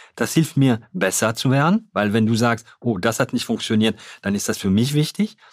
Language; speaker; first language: German; non-native, fluent; French